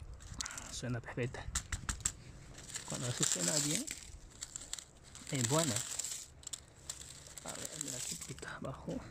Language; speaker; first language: Spanish; non-native, learner; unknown